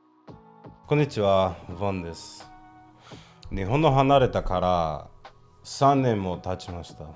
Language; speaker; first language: Japanese; non-native, fluent; English